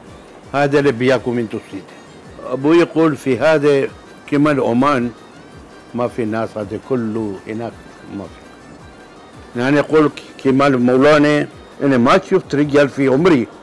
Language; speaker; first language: Arabic; non-native, local second language; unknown